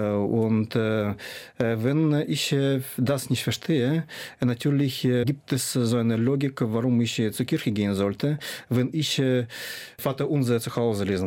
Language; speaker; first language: German; non-native, fluent; Russian